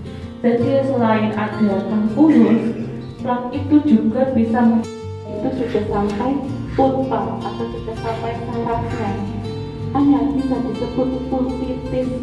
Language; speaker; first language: Indonesian; non-native, local second language; Javanese